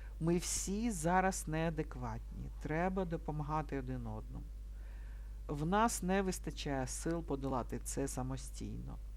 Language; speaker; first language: Ukrainian; non-native, local second language; Russian